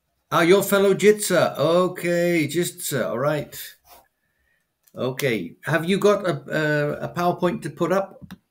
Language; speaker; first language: English; native; English